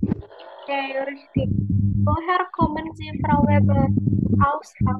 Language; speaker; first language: German; non-native, fluent; Indonesian